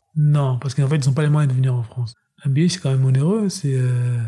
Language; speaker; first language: French; native; French